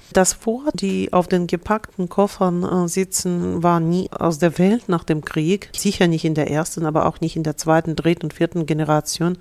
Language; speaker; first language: German; non-native, fluent; Russian